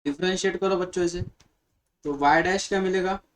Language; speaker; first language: Hindi; non-native, local second language; Marathi